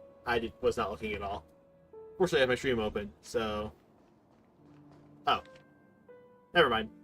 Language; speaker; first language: English; native; English